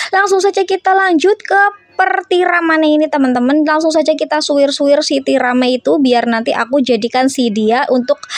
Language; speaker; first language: Indonesian; non-native, local second language; Javanese